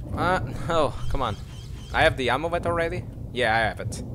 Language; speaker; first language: English; non-native, fluent; Portuguese